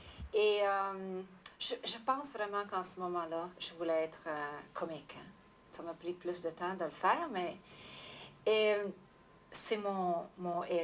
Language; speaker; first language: French; non-native, local second language; English